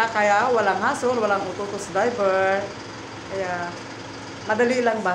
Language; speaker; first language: Filipino; non-native, local second language; Cebuano